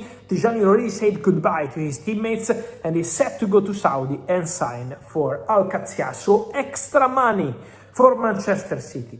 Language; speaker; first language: English; non-native, fluent; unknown